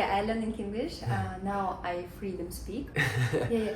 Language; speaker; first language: English; non-native, learner; Russian